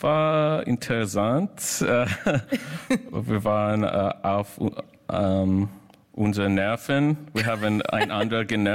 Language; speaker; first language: German; non-native, learner; English